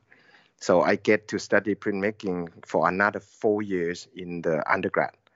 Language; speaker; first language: English; non-native, learner; Thai